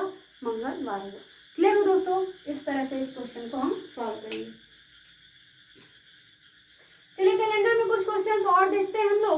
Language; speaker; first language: Hindi; native; Hindi